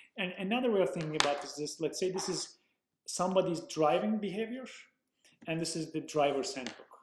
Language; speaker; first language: English; non-native, fluent; Turkish